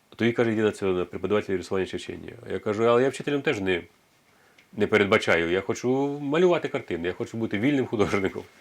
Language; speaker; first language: Ukrainian; native; Ukrainian